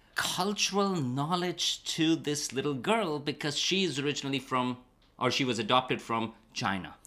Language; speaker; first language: English; non-native, local second language; Urdu